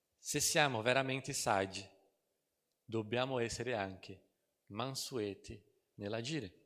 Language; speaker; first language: Italian; non-native, fluent; Portuguese